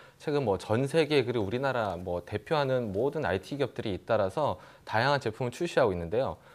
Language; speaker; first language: Korean; native; Korean